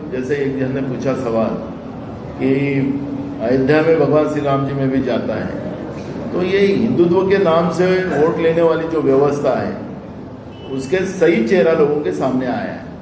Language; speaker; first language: Hindi; non-native, local second language; Marathi